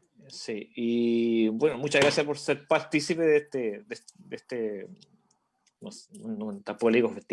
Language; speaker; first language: Spanish; native; Spanish